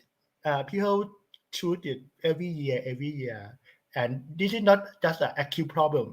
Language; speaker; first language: English; non-native, learner; Thai